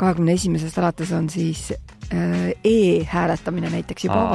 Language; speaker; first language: Estonian; native; Estonian